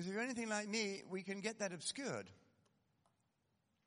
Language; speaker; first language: English; native; English